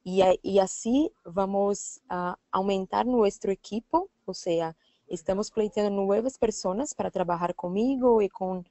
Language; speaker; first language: Spanish; non-native, learner; Portuguese